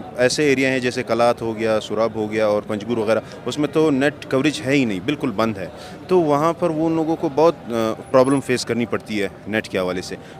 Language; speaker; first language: Urdu; non-native, local second language; Pashto